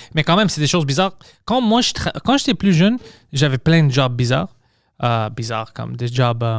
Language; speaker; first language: French; early bilingual, other home language; English